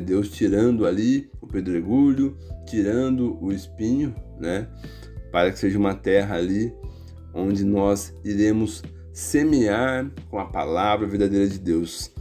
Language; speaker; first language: Portuguese; native; Portuguese